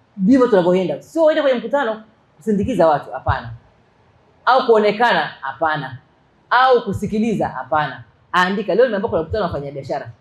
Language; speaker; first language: Swahili; native; Swahili